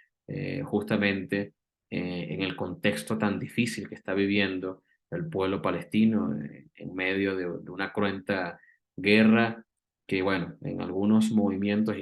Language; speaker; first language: Spanish; native; Spanish